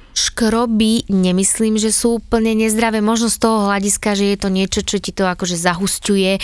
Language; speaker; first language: Slovak; native; Slovak